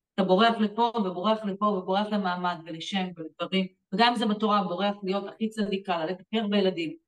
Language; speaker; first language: Hebrew; native; Hebrew